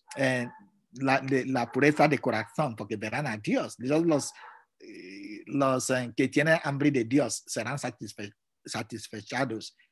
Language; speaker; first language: Spanish; non-native, fluent; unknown